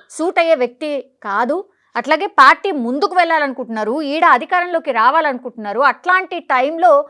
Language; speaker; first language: Telugu; native; Telugu